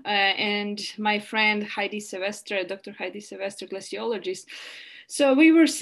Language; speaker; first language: English; non-native, learner; Bosnian